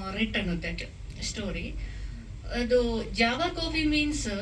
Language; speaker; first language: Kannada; non-native, learner; Malayalam